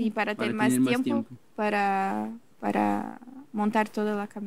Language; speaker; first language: Spanish; non-native, learner; Portuguese